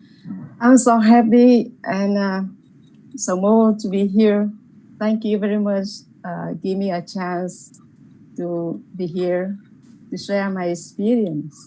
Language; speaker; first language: English; non-native, learner; Vietnamese